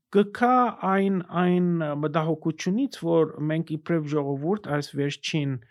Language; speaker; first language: Armenian; early bilingual, heritage; Armenian